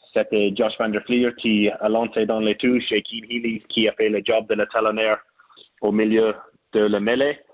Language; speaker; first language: French; non-native, learner; English